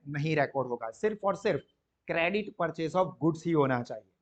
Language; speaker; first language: Hindi; non-native, local second language; Gujarati